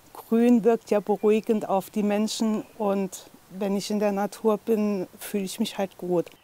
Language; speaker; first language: German; native; German